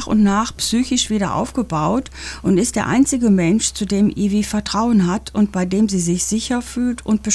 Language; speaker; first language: German; native; German